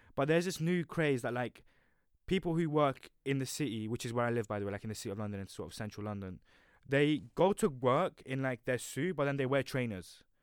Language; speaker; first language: English; native; English